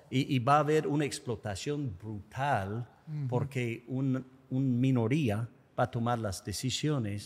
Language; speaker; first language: Spanish; non-native, fluent; English